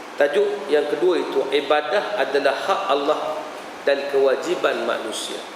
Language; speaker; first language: Malay; native; Malay